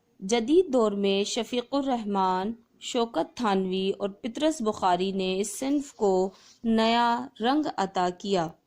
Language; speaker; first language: Urdu; native; Urdu